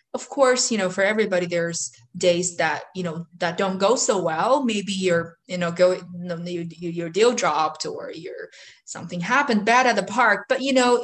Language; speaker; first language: English; non-native, fluent; Chinese